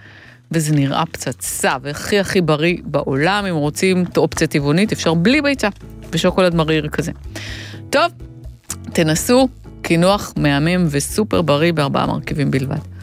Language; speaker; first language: Hebrew; native; Hebrew